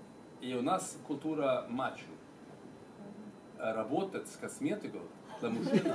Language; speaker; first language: Russian; non-native, fluent; Swedish